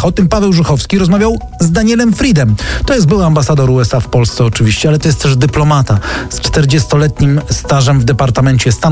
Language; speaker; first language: Polish; native; Polish